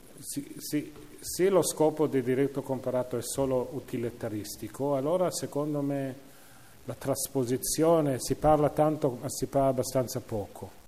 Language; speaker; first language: Italian; non-native, fluent; English